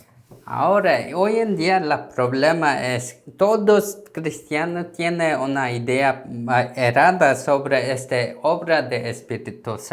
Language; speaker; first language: Spanish; non-native, learner; Korean